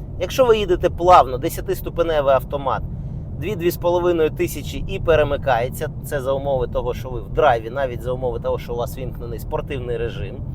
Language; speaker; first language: Ukrainian; non-native, local second language; Russian